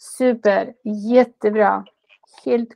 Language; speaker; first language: Swedish; non-native, fluent; Russian